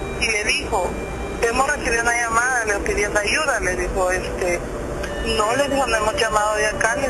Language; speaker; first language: Spanish; native; Spanish